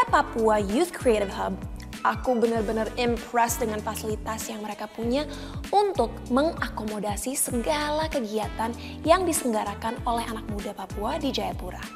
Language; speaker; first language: Indonesian; non-native, local second language; English